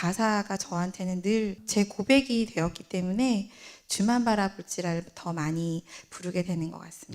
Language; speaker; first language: Korean; native; Korean